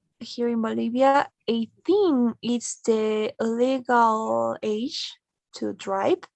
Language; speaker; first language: English; non-native, learner; Spanish